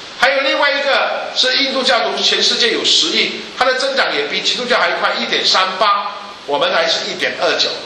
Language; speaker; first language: Chinese; native; Chinese